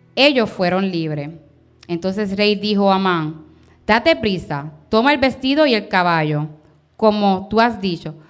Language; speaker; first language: Spanish; early bilingual, heritage; Spanish